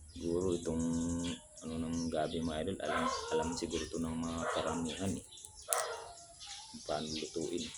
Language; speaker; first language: Filipino; non-native, local second language; Cebuano